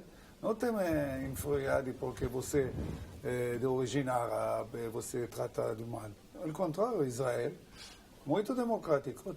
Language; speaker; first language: Portuguese; non-native, learner; Hebrew